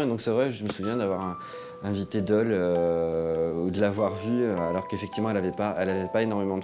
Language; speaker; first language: French; native; French